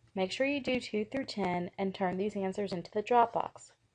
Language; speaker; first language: English; native; English